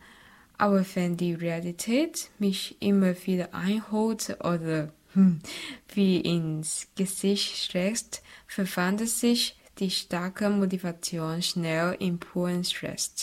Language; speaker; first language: German; non-native, fluent; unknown